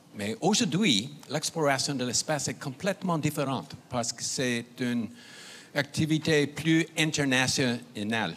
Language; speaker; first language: French; non-native, fluent; English